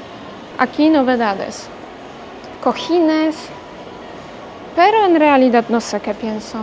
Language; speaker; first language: Spanish; non-native, fluent; Polish